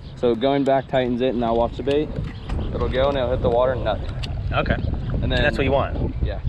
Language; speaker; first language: English; native; English